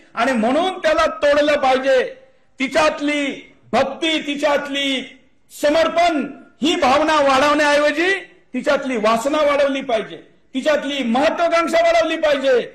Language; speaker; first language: Marathi; native; Marathi